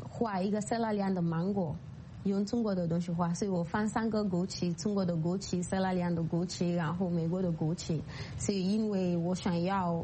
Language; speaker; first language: Chinese; non-native, fluent; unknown